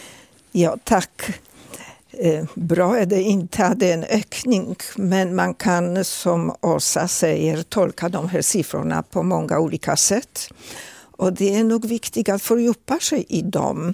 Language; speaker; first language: Swedish; non-native, fluent; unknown